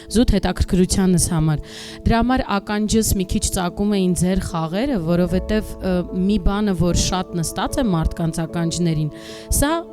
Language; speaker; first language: Armenian; native; Armenian